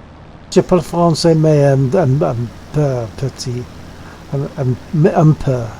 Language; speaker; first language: French; non-native, learner; English